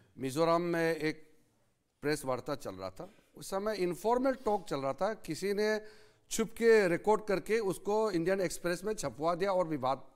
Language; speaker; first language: Hindi; non-native, local second language; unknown